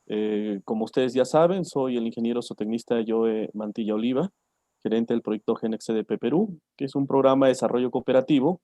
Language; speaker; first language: Spanish; native; Spanish